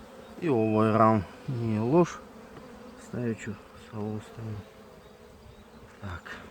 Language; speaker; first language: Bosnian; non-native, learner; Russian